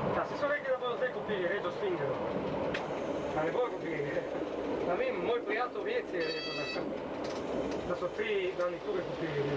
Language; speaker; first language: Slovenian; non-native, learner; Italian